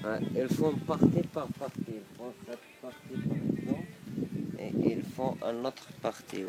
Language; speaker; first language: French; non-native, local second language; Arabic